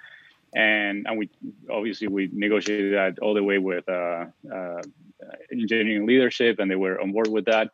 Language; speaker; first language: English; non-native, fluent; Spanish